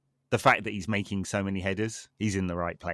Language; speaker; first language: English; native; English